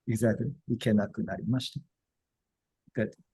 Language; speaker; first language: Japanese; non-native, fluent; English